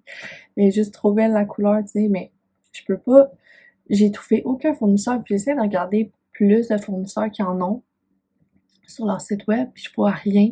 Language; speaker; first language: French; native; French